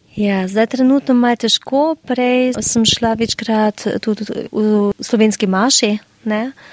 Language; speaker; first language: Slovenian; early bilingual, heritage; Slovenian